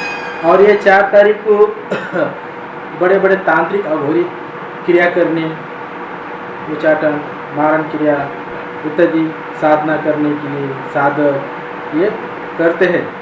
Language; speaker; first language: Hindi; non-native, local second language; Marathi